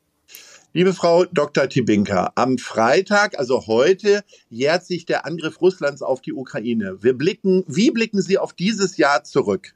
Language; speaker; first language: German; native; German